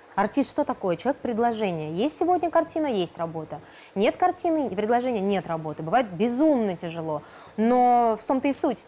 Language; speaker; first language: Russian; native; Russian